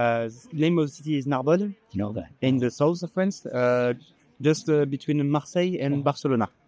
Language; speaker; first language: English; non-native, learner; French